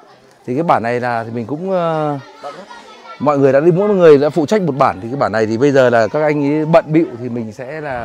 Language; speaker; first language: Vietnamese; native; Vietnamese